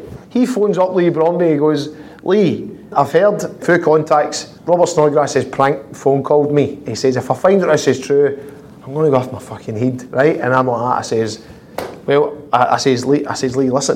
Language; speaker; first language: English; native; English